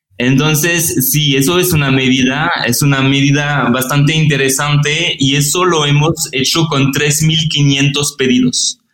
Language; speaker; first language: Spanish; non-native, fluent; French